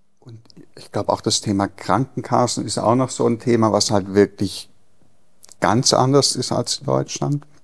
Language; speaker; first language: German; native; German